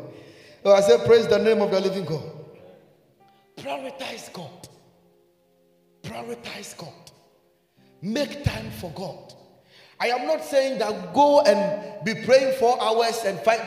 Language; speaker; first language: English; non-native, local second language; Akan